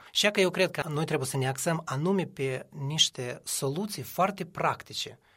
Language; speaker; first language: Romanian; non-native, local second language; Russian